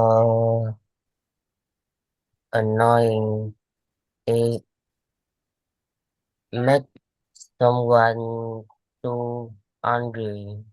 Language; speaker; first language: English; non-native, learner; Vietnamese